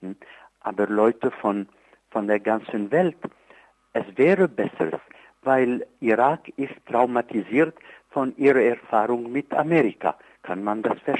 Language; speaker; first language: German; non-native, fluent; Arabic